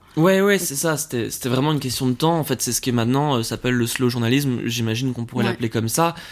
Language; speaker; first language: French; native; French